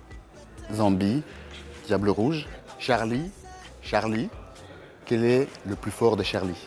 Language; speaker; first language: French; native; French